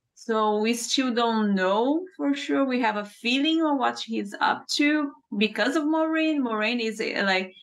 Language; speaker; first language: English; non-native, fluent; Portuguese